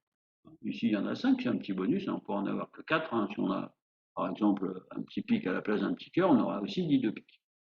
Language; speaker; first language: French; native; French